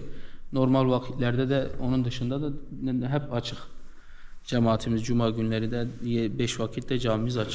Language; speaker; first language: Turkish; native; Turkish